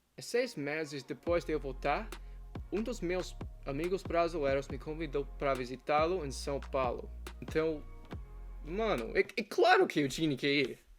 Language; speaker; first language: Portuguese; non-native, fluent; English